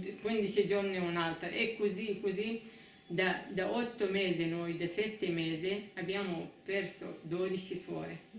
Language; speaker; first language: Italian; non-native, fluent; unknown